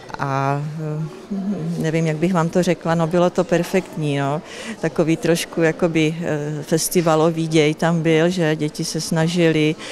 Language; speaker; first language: Czech; native; Czech